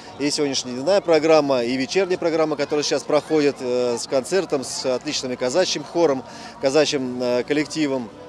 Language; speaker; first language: Russian; native; Russian